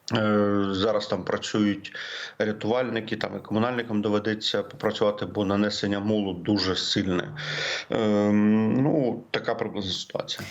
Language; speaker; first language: Ukrainian; native; Ukrainian